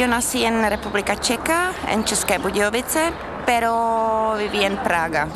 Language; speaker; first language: Spanish; non-native, learner; Czech